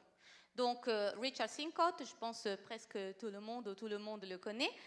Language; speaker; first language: French; non-native, fluent; Italian